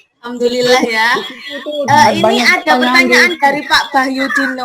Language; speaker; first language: Indonesian; native; Indonesian